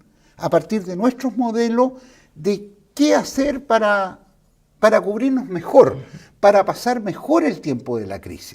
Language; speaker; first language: Spanish; native; Spanish